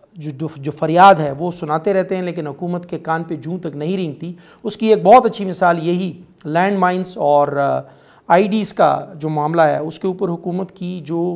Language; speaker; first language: Urdu; non-native, local second language; Pashto